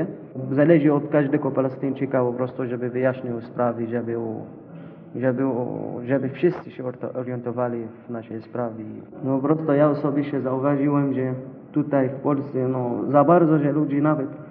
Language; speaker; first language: Polish; non-native, learner; Arabic